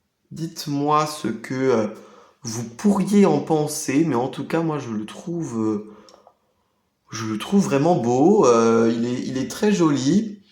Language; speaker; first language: French; native; French